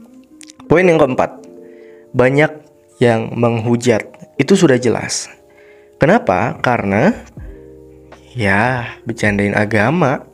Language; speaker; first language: Indonesian; native; Indonesian